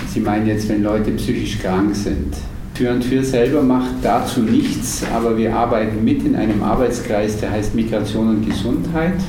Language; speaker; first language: German; native; German